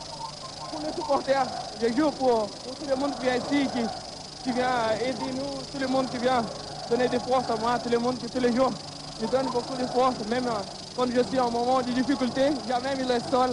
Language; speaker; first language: French; non-native, learner; Portuguese